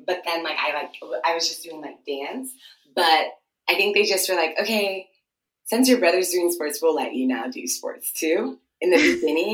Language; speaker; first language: English; early bilingual, other home language; Akan